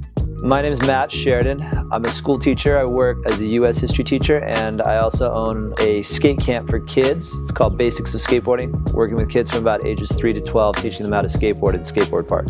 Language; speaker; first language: English; native; English